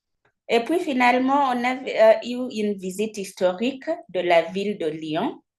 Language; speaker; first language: French; non-native, fluent; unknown